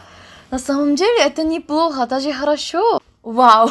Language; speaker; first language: Russian; non-native, learner; Korean